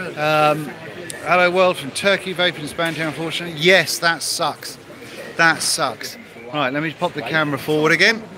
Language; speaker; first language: English; native; English